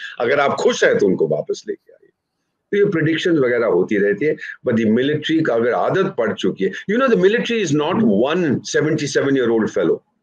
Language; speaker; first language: Hindi; native; Hindi